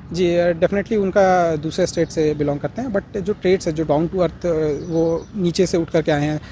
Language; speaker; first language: Hindi; native; Hindi